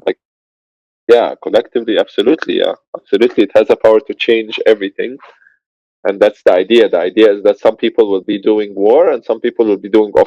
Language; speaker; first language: English; non-native, fluent; Arabic